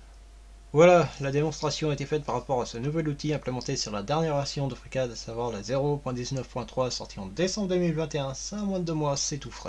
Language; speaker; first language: French; native; French